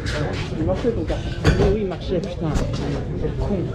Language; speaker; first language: French; native; French